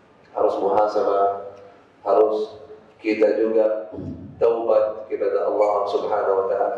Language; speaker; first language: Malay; non-native, fluent; Arabic